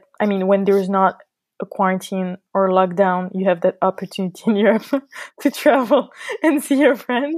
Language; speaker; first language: English; non-native, fluent; French